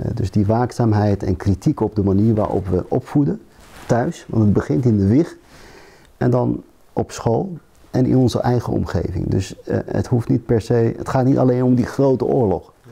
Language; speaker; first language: Dutch; early bilingual, other home language; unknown